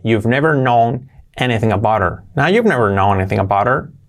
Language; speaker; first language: English; non-native, fluent; Spanish